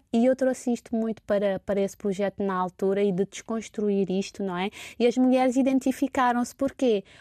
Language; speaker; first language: Portuguese; non-native, local second language; Kabuverdianu